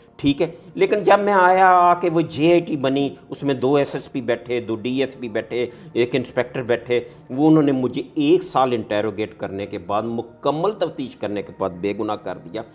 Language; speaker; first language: Urdu; non-native, local second language; Punjabi